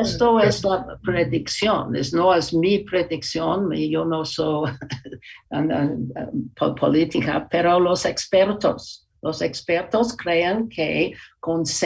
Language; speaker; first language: Spanish; non-native, learner; English